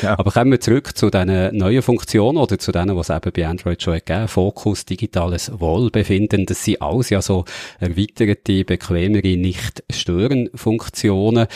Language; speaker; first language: German; native; German